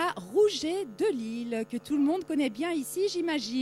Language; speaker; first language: French; native; French